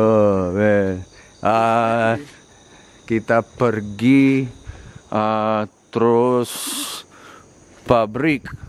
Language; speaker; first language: Indonesian; non-native, learner; English